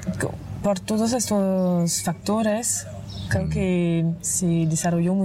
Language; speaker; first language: Spanish; non-native, fluent; French